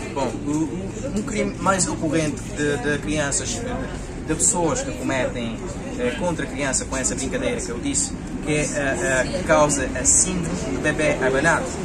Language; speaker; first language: Portuguese; non-native, local second language; Kabuverdianu